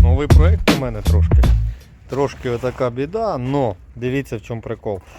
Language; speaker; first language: Ukrainian; native; Ukrainian